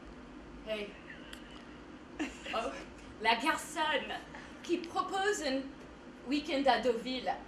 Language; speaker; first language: French; non-native, fluent; English